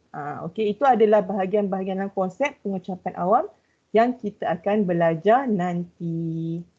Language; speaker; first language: Malay; native; Malay